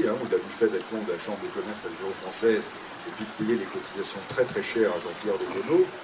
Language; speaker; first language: French; native; French